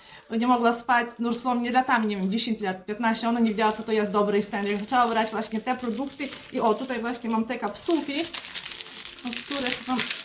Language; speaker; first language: Polish; non-native, fluent; Ukrainian